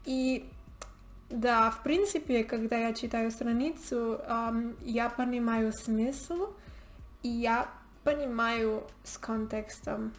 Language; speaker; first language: Russian; non-native, learner; Spanish